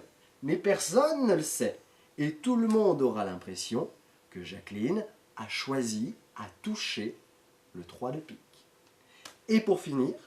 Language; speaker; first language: French; native; French